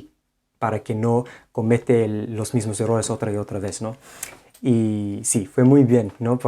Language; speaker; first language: Spanish; non-native, fluent; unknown